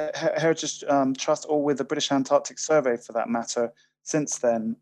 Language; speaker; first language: English; native; English